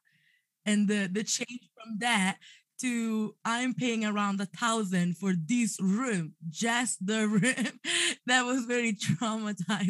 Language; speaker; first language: English; non-native, fluent; Italian